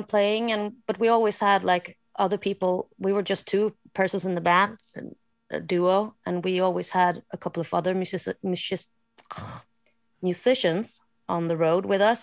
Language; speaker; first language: English; non-native, fluent; Swedish